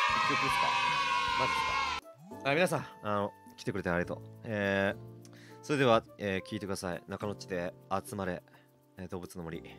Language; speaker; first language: Japanese; native; Japanese